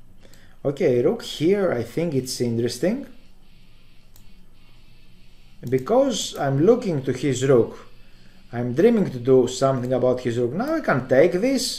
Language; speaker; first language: English; non-native, fluent; Greek